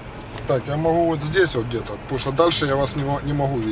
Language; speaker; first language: Russian; native; Russian